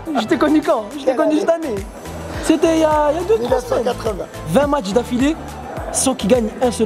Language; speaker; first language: French; native; French